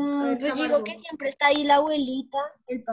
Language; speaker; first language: Spanish; native; Spanish